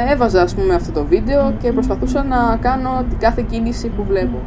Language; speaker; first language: Greek; early bilingual, other home language; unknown